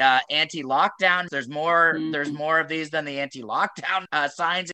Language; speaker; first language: English; native; English